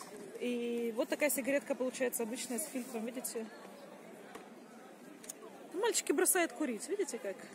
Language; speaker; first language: Russian; native; Russian